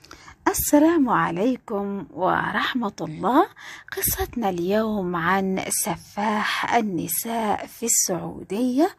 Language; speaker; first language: Arabic; native; Arabic